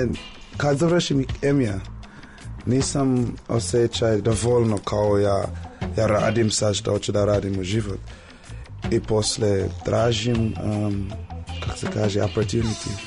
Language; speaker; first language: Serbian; non-native, learner; English